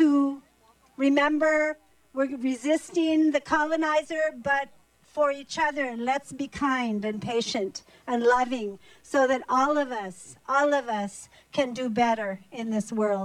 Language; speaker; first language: English; non-native, fluent; Portuguese